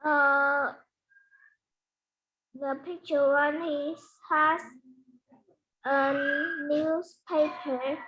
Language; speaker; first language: English; non-native, learner; Vietnamese